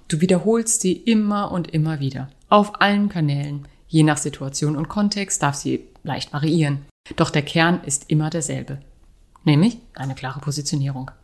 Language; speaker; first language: German; native; German